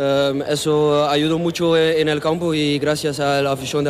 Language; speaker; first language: Spanish; non-native, learner; Papiamento